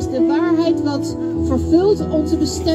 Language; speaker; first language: Dutch; non-native, local second language; Papiamento